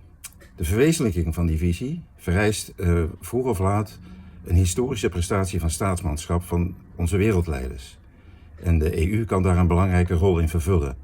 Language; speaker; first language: Dutch; native; Dutch